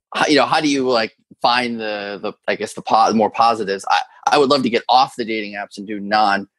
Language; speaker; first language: English; native; English